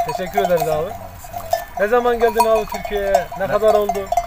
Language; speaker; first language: Turkish; native; Turkish